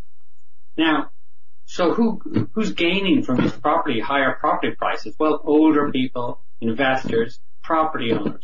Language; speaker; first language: English; native; English